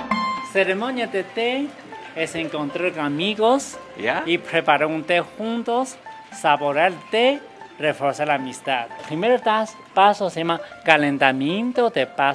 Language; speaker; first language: Spanish; non-native, learner; Chinese